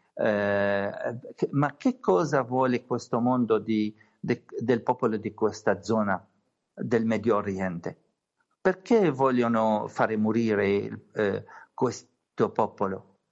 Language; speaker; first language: Italian; non-native, learner; Arabic